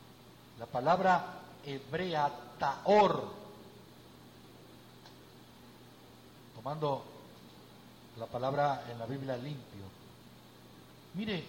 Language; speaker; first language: Spanish; native; Spanish